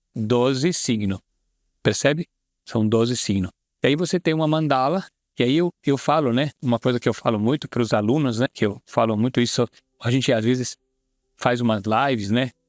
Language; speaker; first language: Portuguese; non-native, fluent; Italian